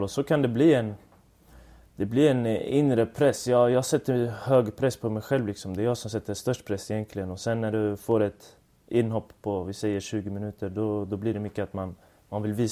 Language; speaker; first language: Swedish; early bilingual, other home language; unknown